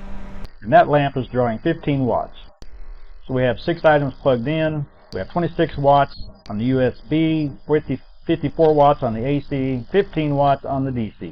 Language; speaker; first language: English; native; English